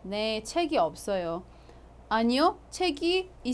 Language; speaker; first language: Korean; non-native, fluent; Arabic